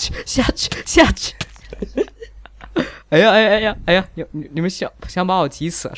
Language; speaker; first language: Chinese; native; Chinese